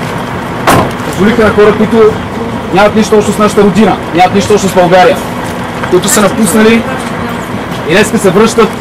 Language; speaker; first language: Bulgarian; native; Bulgarian